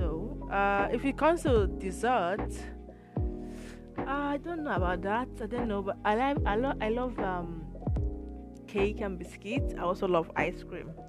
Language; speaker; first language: English; non-native, local second language; Igbo